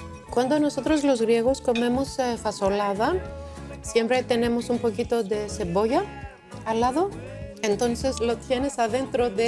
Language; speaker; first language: Spanish; non-native, fluent; Greek